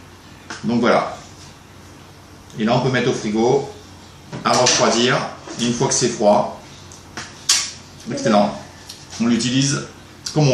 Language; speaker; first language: French; native; French